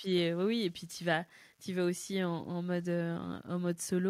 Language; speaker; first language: French; native; French